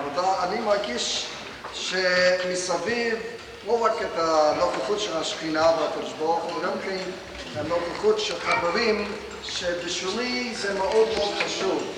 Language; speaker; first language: Hebrew; non-native, fluent; English